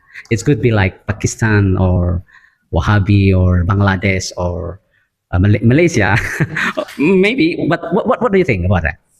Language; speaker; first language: English; non-native, fluent; Indonesian